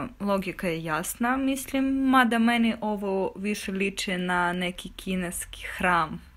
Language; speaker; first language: Bosnian; non-native, fluent; Russian